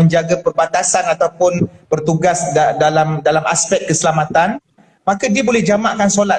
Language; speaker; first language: Malay; native; Malay